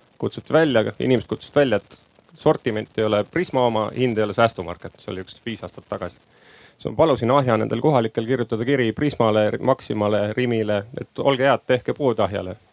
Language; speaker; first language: Estonian; native; Estonian